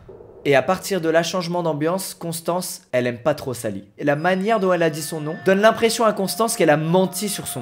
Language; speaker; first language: French; native; French